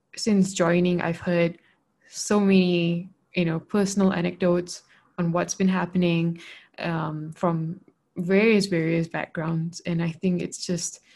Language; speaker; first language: English; non-native, local second language; Malay